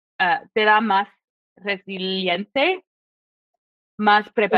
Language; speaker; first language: Spanish; non-native, fluent; English